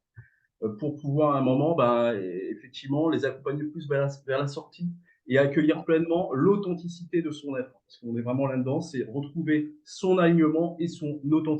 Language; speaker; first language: French; native; French